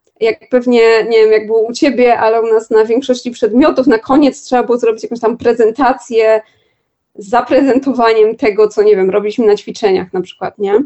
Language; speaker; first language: Polish; native; Polish